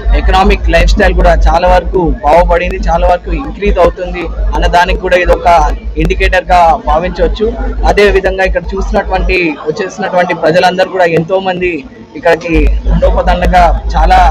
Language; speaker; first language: Telugu; native; Telugu